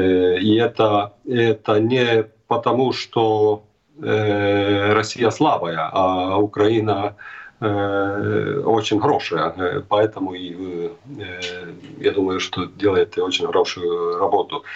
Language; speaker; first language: Russian; non-native, fluent; Estonian